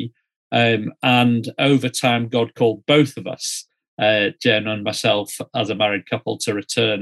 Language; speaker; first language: English; native; English